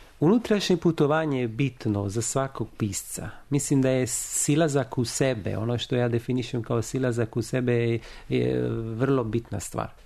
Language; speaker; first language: Serbian; non-native, fluent; Italian